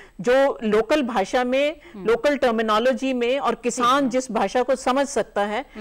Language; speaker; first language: Hindi; native; Hindi